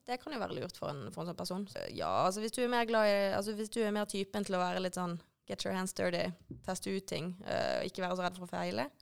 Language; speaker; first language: Norwegian; native; Norwegian